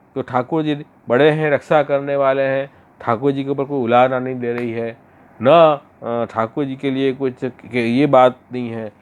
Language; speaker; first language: Hindi; non-native, local second language; Gujarati